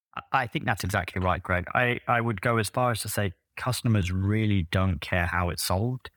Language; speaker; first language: English; native; English